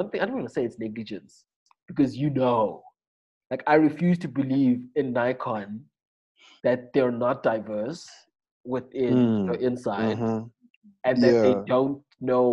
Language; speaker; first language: English; non-native, local second language; Xhosa